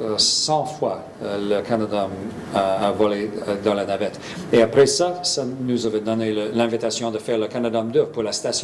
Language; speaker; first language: French; non-native, fluent; English